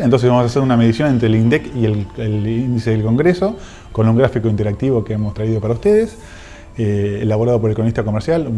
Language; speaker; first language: Spanish; native; Spanish